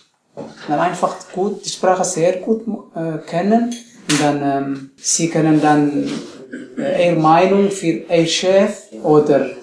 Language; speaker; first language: German; non-native, learner; Tigrinya